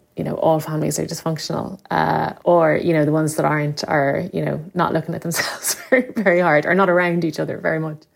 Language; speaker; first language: English; native; English